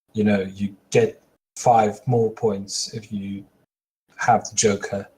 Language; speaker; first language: English; native; English